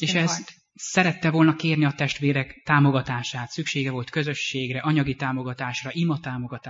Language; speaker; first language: Hungarian; native; Hungarian